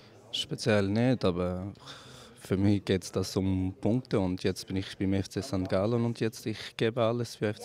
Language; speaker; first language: German; non-native, fluent; Albanian